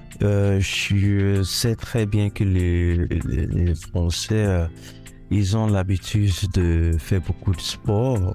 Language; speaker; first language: French; non-native, fluent; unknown